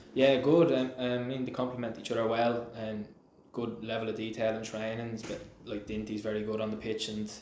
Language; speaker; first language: English; native; English